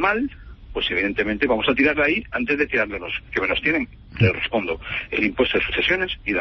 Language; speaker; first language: Spanish; native; Spanish